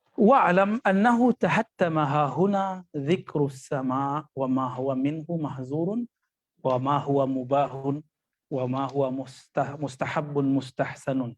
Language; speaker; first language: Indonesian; non-native, local second language; Minangkabau